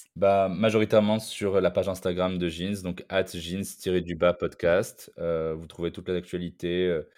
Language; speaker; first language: French; non-native, local second language; Arabic